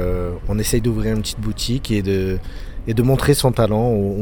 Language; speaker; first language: French; native; French